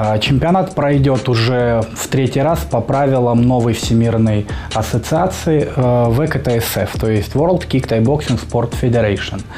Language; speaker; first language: Russian; native; Russian